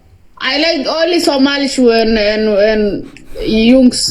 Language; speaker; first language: English; non-native, learner; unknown